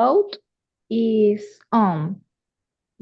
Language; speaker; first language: English; non-native, learner; Spanish